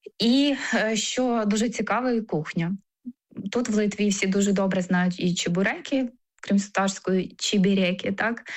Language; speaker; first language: Ukrainian; non-native, local second language; Crimean Tatar